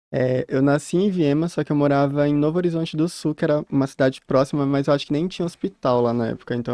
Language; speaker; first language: Portuguese; native; Portuguese